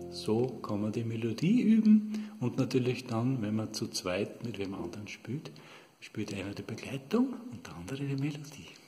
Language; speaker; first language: German; native; German